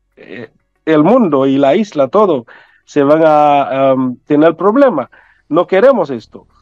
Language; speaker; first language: Spanish; non-native, fluent; Haitian Creole